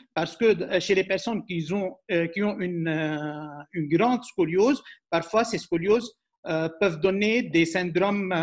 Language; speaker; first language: French; non-native, local second language; Arabic